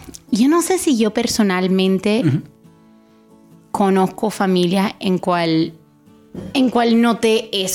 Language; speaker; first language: Spanish; early bilingual, heritage; Spanish